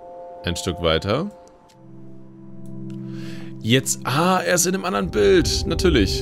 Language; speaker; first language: German; native; German